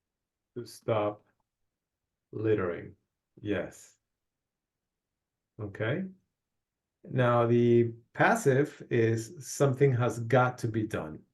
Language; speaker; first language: English; non-native, fluent; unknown